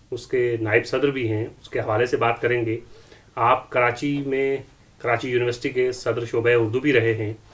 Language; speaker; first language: Hindi; native; Hindi